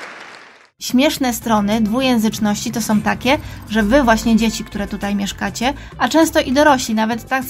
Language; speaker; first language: Polish; native; Polish